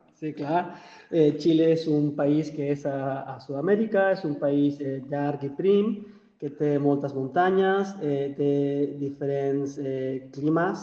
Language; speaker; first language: Catalan; non-native, fluent; Spanish